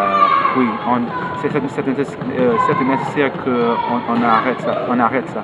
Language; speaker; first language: French; non-native, learner; English